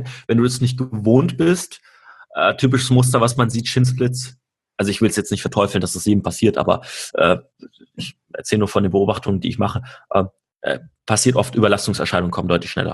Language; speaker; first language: German; native; German